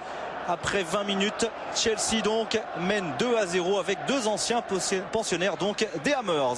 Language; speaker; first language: French; native; French